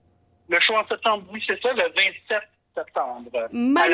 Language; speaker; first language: French; non-native, fluent; English